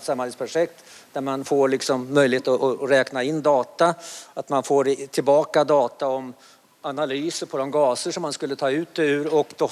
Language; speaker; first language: Swedish; native; Swedish